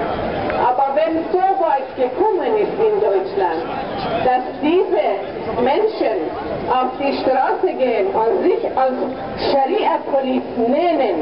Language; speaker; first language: German; non-native, fluent; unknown